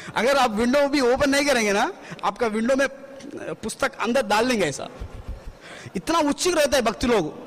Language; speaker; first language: Hindi; non-native, local second language; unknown